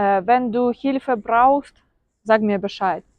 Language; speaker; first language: German; non-native, fluent; Ukrainian